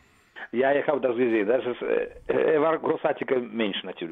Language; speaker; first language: German; non-native, fluent; Russian